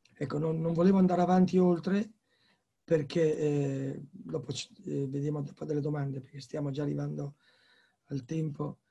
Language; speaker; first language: Italian; native; Italian